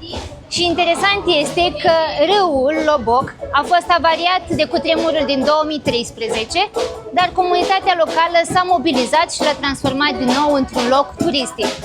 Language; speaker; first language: Romanian; native; Romanian